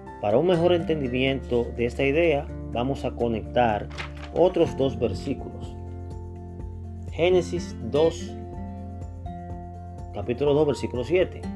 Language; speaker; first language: Spanish; native; Spanish